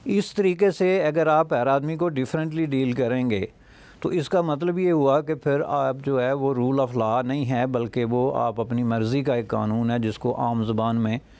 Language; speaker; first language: Urdu; non-native, local second language; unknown